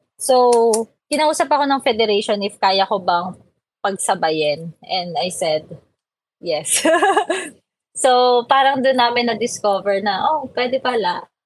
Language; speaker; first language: Filipino; native; Filipino